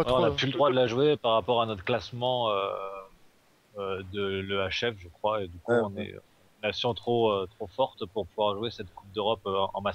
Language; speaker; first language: French; native; French